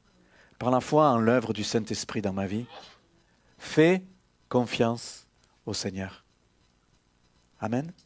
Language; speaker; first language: French; native; French